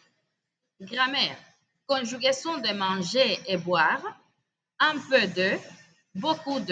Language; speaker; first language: French; non-native, fluent; Spanish